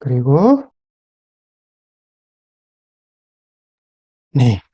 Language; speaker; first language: Korean; non-native, fluent; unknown